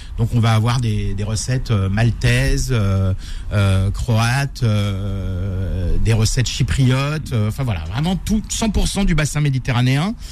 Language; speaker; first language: French; native; French